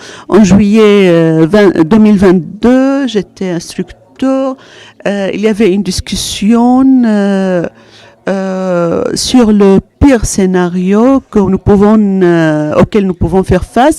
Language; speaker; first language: French; non-native, fluent; Arabic